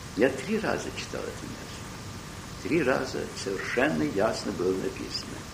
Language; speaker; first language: Russian; early bilingual, heritage; Russian